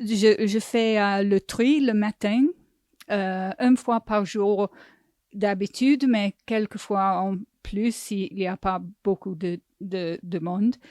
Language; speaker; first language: French; non-native, learner; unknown